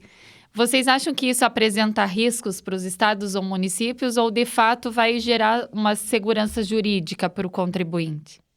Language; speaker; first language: Portuguese; native; Portuguese